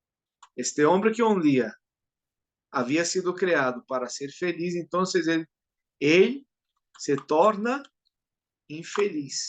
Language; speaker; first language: Portuguese; non-native, learner; Spanish